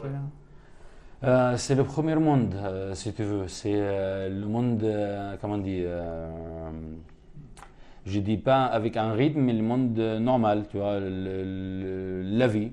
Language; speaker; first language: French; non-native, fluent; Arabic